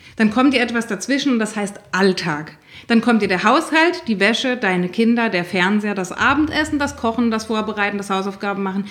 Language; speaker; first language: German; native; German